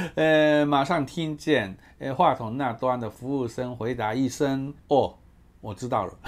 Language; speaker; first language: Chinese; non-native, fluent; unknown